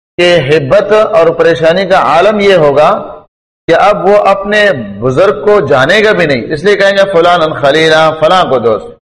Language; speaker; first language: Urdu; non-native, local second language; Pashto